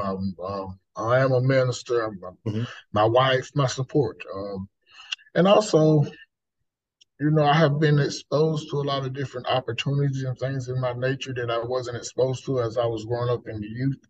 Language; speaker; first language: English; native; English